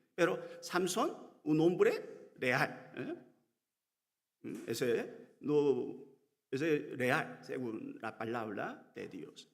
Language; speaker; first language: Spanish; non-native, learner; Korean